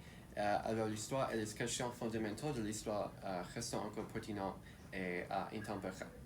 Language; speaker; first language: French; non-native, local second language; English